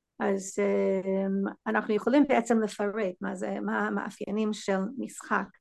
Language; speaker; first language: Hebrew; non-native, fluent; English